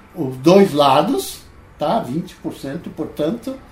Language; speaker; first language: Portuguese; non-native, fluent; Dutch